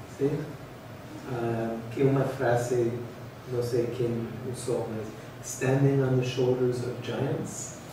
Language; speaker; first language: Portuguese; non-native, fluent; English